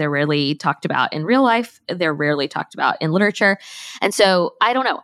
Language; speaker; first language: English; native; English